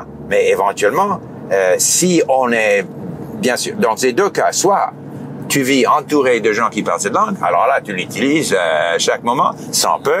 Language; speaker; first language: French; non-native, fluent; English